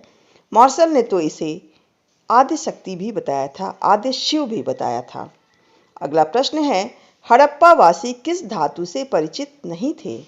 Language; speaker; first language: Hindi; native; Hindi